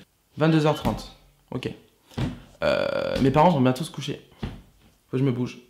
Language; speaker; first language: French; native; French